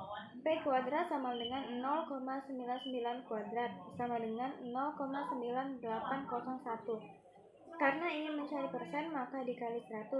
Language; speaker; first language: Indonesian; native; Indonesian